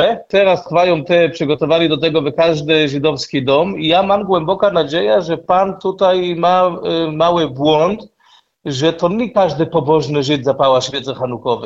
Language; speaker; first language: Polish; non-native, learner; Hebrew